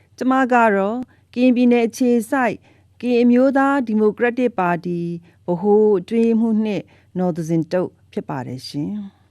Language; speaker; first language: Burmese; non-native, local second language; S'gaw Karen